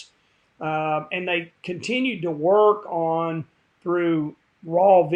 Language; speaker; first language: English; native; English